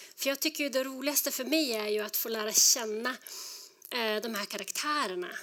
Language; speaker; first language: Swedish; native; Swedish